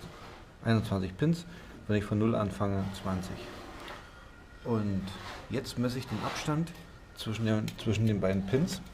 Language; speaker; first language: German; native; German